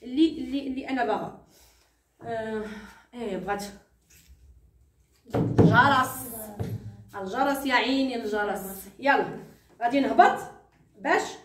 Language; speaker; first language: Arabic; native; Arabic